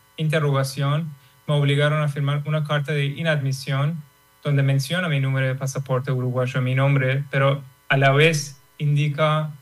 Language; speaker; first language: Spanish; non-native, fluent; Persian